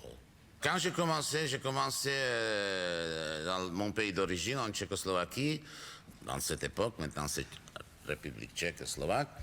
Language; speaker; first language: French; non-native, fluent; Czech